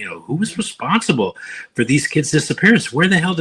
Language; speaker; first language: English; native; English